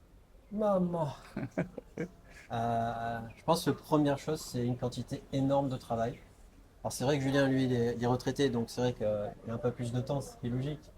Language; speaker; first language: French; native; French